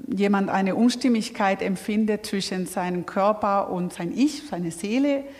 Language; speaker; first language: German; non-native, fluent; Spanish